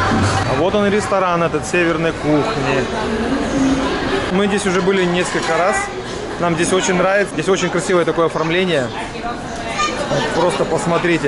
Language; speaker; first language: Russian; native; Russian